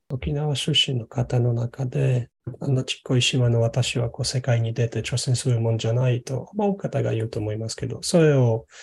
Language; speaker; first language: Japanese; non-native, fluent; Polish